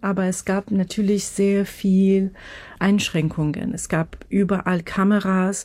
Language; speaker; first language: German; non-native, fluent; Persian